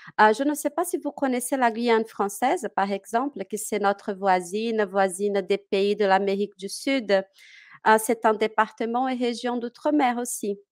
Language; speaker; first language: French; non-native, fluent; Portuguese